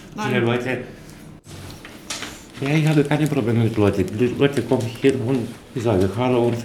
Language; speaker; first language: German; non-native, learner; Romanian